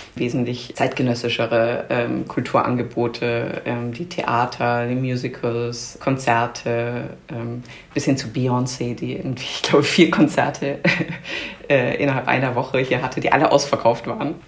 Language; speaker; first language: German; native; German